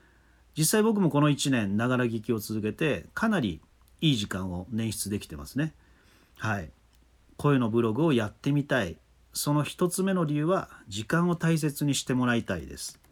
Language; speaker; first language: Japanese; native; Japanese